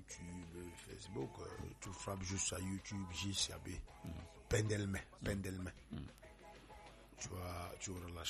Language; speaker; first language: French; non-native, local second language; Basaa